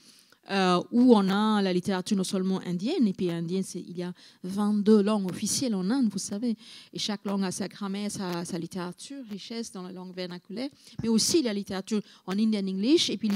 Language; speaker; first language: French; non-native, fluent; Bangla